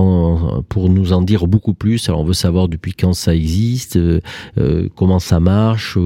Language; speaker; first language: French; native; French